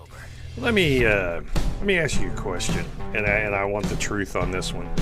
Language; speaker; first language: English; native; English